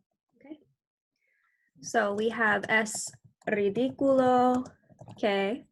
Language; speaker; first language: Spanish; non-native, fluent; English